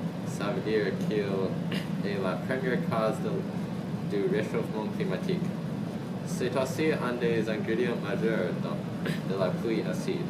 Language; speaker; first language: French; non-native, learner; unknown